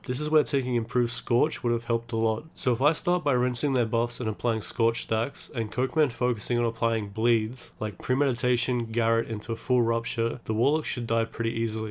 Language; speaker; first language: English; native; English